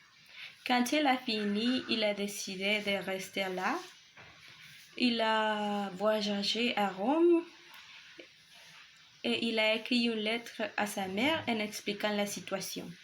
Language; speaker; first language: French; non-native, learner; Spanish